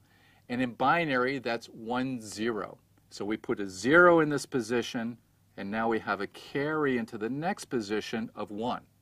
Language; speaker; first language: English; native; English